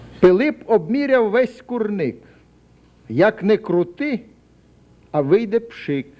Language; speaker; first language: Ukrainian; native; Ukrainian